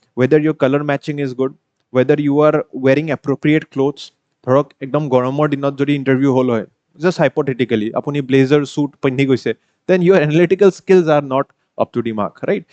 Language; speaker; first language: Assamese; native; Assamese